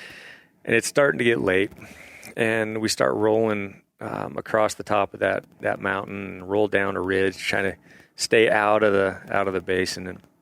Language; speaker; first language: English; native; English